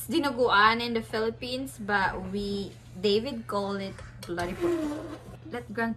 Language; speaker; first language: English; non-native, local second language; Filipino